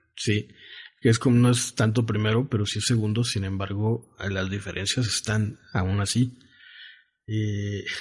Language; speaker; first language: Spanish; native; Spanish